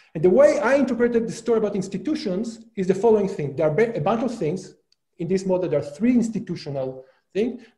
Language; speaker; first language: English; non-native, fluent; Hebrew